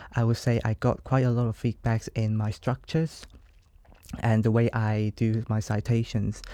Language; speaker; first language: English; non-native, local second language; Cantonese